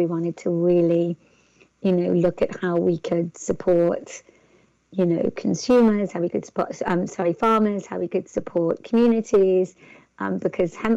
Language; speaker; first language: English; native; English